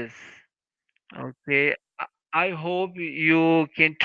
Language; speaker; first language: English; non-native, learner; Portuguese